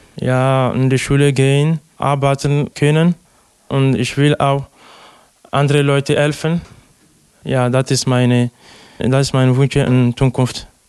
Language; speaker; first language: German; non-native, learner; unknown